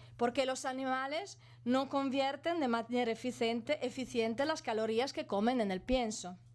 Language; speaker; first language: Spanish; non-native, fluent; Italian